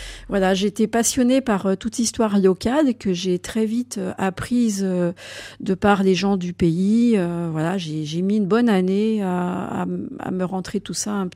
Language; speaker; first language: French; native; French